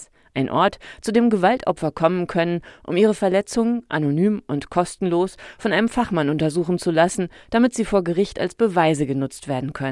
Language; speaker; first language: German; native; German